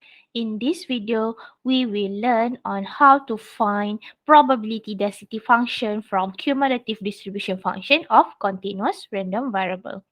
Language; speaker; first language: English; non-native, local second language; Malay